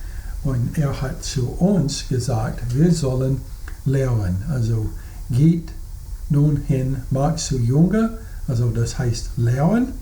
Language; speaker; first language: German; non-native, fluent; English